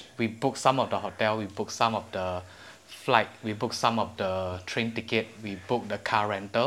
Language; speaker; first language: English; non-native, local second language; Chinese